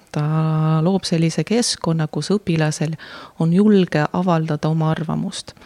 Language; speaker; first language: Estonian; non-native, local second language; Russian